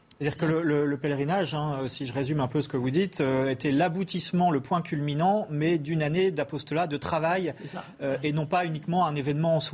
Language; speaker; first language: French; native; French